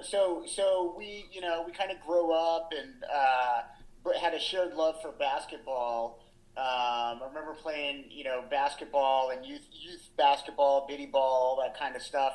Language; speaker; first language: English; native; English